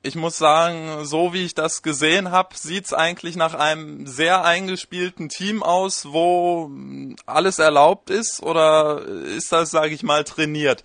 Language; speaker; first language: German; native; German